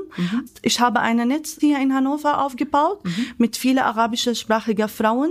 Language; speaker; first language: German; non-native, fluent; Arabic